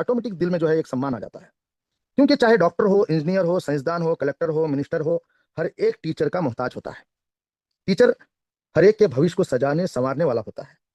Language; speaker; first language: Hindi; non-native, local second language; Kannada